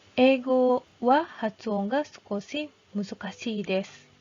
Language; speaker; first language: Japanese; non-native, fluent; Indonesian